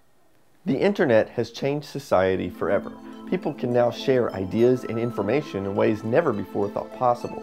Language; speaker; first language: English; native; English